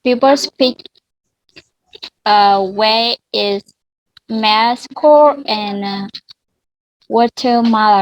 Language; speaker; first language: English; non-native, learner; Vietnamese